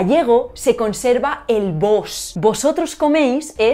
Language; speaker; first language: Spanish; native; Spanish